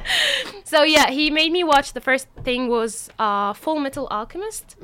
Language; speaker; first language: English; non-native, fluent; Arabic